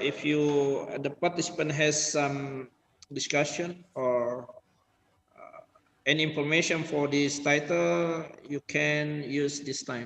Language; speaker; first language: English; non-native, learner; Indonesian